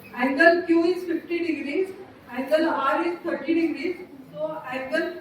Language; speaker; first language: English; non-native, local second language; Marathi